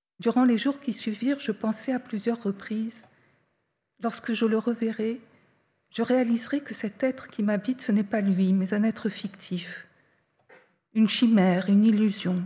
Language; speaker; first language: French; native; French